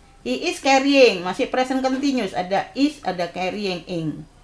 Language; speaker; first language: English; non-native, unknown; Indonesian